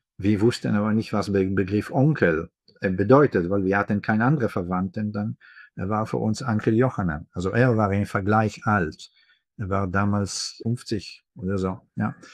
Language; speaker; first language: German; non-native, fluent; Hebrew